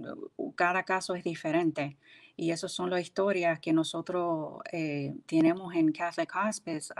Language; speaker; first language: Spanish; early bilingual, heritage; English